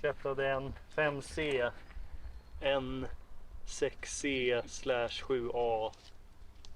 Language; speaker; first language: Swedish; native; Swedish